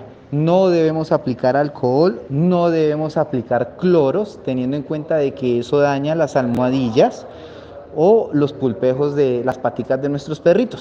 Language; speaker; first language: Spanish; native; Spanish